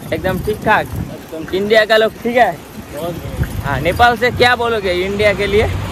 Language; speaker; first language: Hindi; non-native, local second language; Bangla